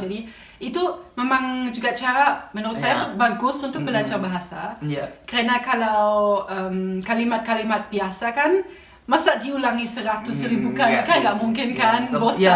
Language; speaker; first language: Indonesian; non-native, fluent; German